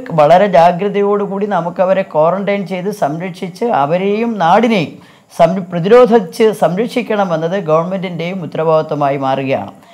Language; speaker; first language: Malayalam; native; Malayalam